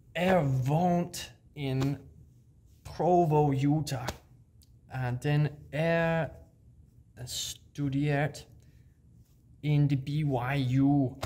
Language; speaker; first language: German; non-native, learner; English